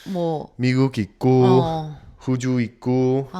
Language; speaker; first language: Korean; non-native, learner; English